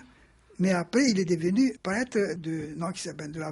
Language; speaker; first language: French; non-native, fluent; Romanian